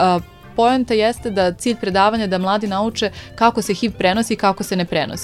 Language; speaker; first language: Serbian; native; Serbian